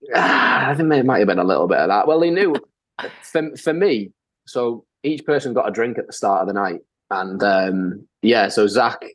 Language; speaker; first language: English; native; English